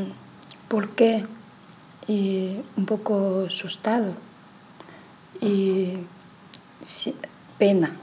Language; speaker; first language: Spanish; non-native, learner; Chinese